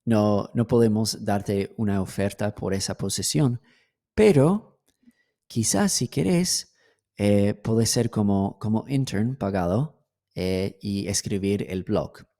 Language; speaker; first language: Spanish; non-native, fluent; English